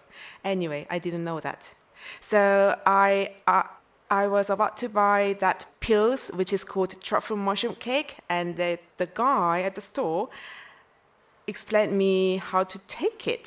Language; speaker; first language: English; non-native, fluent; Korean